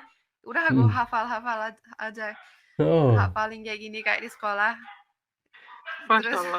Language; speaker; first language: Indonesian; non-native, fluent; Finnish